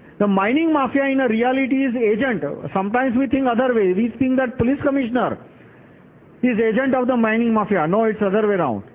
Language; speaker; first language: English; non-native, local second language; Gujarati